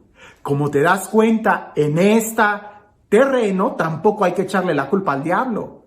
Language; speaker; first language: Spanish; native; Spanish